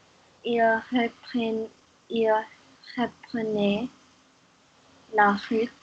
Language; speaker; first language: French; non-native, learner; English